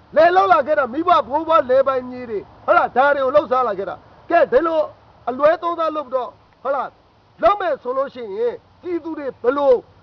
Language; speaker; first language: Burmese; native; Burmese